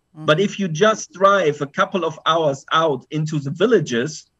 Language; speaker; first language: English; non-native, fluent; German